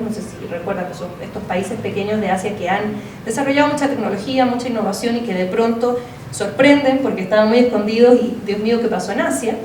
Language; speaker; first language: Spanish; native; Spanish